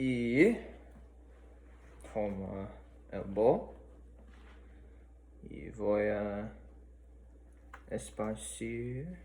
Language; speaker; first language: Spanish; non-native, learner; English